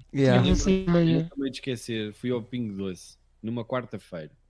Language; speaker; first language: Portuguese; native; Portuguese